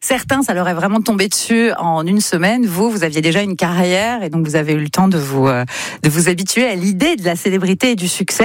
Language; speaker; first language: French; native; French